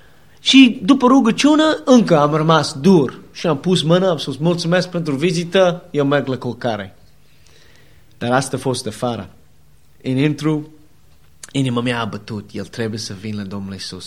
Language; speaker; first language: Romanian; non-native, learner; English